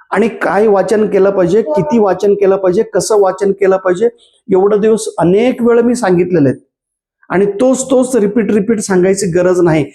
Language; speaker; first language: Marathi; non-native, local second language; Kannada